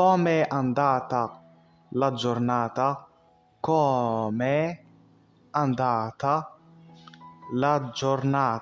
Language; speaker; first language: Italian; non-native, fluent; Arabic